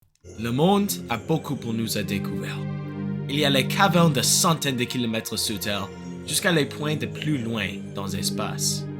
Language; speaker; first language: French; non-native, learner; English